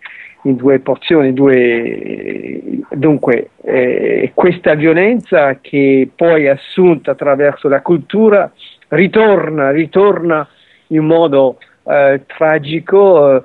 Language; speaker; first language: Italian; early bilingual, heritage; Italian